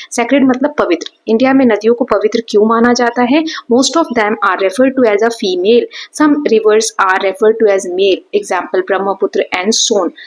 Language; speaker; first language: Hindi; native; Hindi